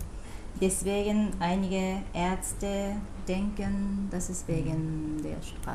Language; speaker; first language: German; non-native, fluent; Japanese